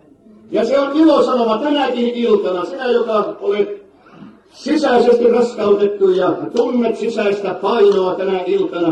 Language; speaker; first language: Finnish; native; Finnish